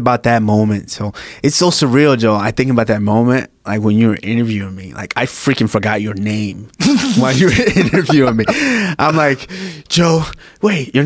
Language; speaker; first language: English; early bilingual, other home language; Yoruba